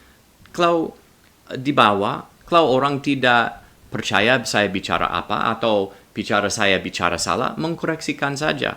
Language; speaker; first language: Indonesian; non-native, learner; English